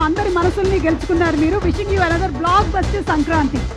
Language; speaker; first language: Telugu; native; Telugu